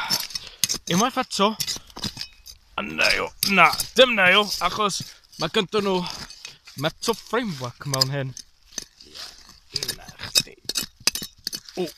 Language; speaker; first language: Welsh; non-native, learner; English